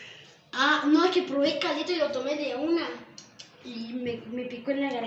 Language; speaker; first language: Spanish; native; Spanish